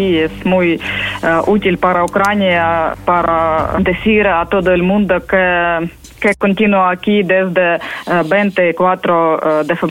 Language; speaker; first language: Spanish; non-native, learner; Ukrainian